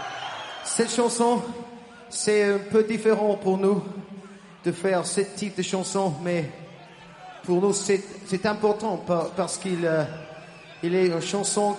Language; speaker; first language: French; non-native, learner; English